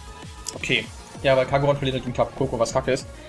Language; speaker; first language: German; native; German